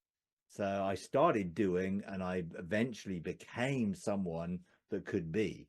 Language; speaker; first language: English; native; English